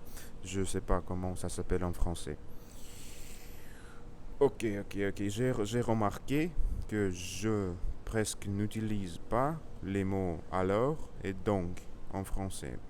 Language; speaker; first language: French; non-native, learner; Russian